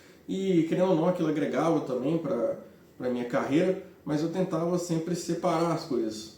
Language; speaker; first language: Portuguese; native; Portuguese